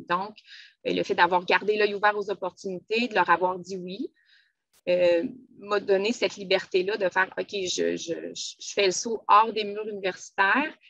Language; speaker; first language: French; native; French